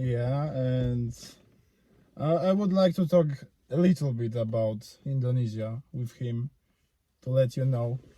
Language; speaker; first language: English; non-native, fluent; Polish